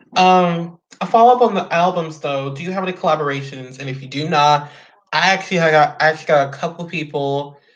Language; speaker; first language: English; native; English